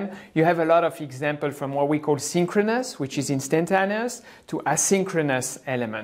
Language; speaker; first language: English; non-native, fluent; French